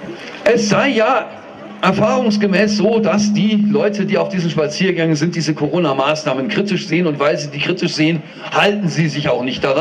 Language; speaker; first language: German; native; German